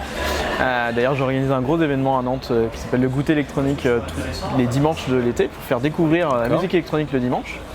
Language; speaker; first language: French; native; French